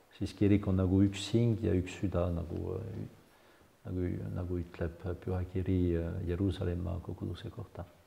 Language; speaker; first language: Estonian; non-native, fluent; French